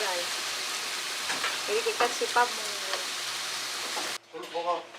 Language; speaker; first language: Korean; non-native, learner; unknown